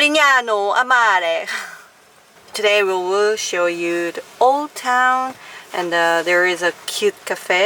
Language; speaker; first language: English; non-native, learner; Korean